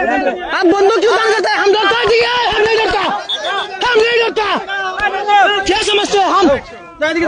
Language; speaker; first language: Hindi; non-native, learner; Bangla